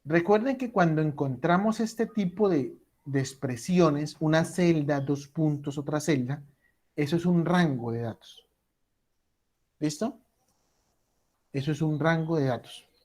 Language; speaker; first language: Spanish; native; Spanish